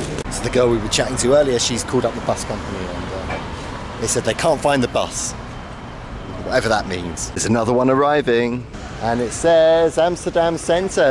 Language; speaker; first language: English; native; English